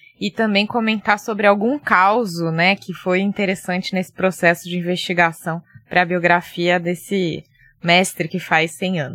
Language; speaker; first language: Portuguese; native; Portuguese